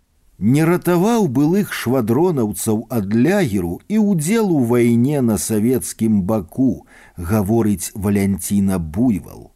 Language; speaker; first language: Belarusian; native; Belarusian